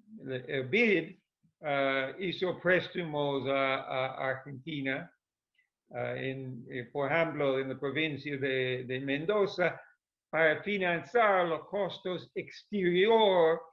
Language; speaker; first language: Spanish; non-native, fluent; English